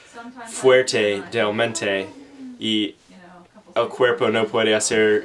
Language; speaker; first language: Spanish; non-native, learner; English